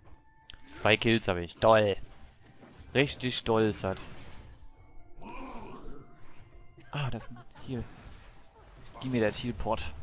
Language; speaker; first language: German; native; German